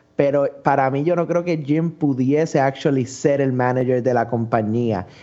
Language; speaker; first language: Spanish; early bilingual, other home language; English